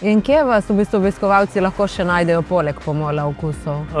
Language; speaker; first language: Slovenian; native; Slovenian